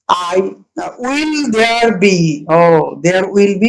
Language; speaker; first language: English; non-native, local second language; Bangla